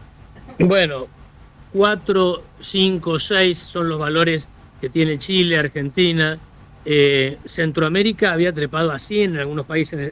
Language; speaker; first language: Spanish; native; Spanish